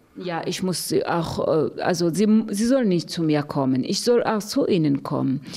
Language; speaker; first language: German; non-native, fluent; Rundi